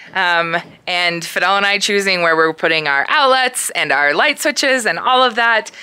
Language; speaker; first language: English; native; English